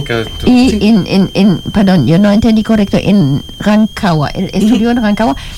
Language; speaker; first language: Spanish; non-native, learner; German